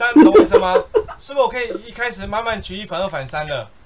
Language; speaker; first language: Chinese; native; Chinese